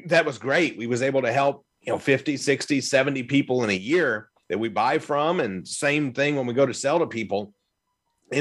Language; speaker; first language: English; native; English